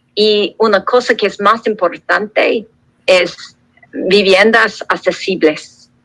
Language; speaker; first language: Spanish; non-native, learner; English